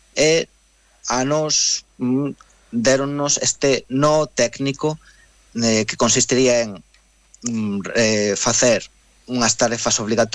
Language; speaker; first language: Galician; native; Galician